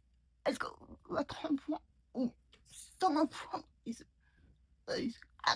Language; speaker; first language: French; non-native, learner; Mongolian